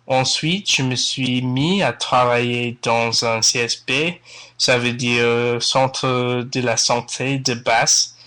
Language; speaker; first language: French; non-native, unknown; English